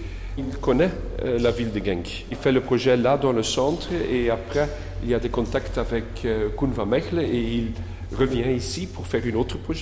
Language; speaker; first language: French; non-native, local second language; Dutch